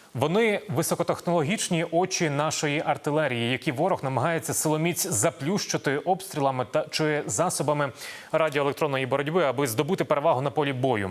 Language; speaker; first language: Ukrainian; native; Ukrainian